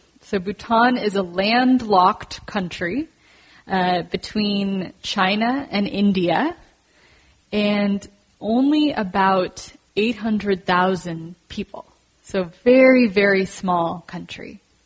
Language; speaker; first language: English; native; English